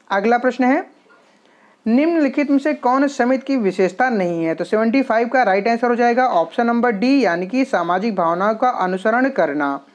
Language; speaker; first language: Hindi; native; Hindi